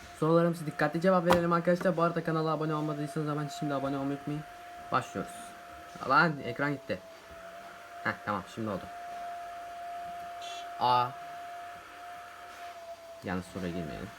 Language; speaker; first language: Turkish; native; Turkish